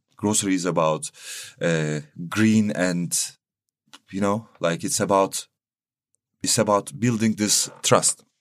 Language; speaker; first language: English; non-native, fluent; Turkish